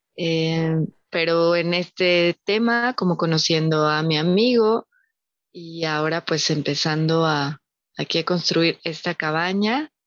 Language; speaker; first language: Spanish; native; Spanish